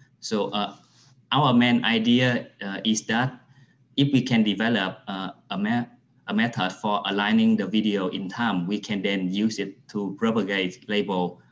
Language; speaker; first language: English; non-native, fluent; Vietnamese